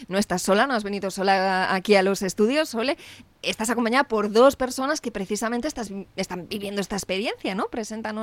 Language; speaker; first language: Spanish; native; Spanish